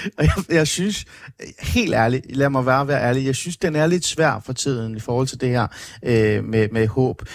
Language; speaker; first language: Danish; early bilingual, other home language; Persian